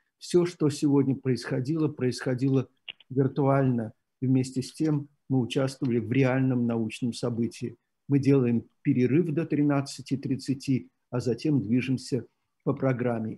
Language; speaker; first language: Russian; native; Russian